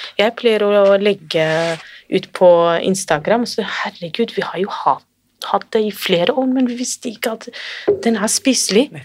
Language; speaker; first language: Norwegian; non-native, fluent; Kurdish